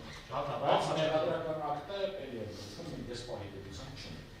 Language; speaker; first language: Armenian; native; Armenian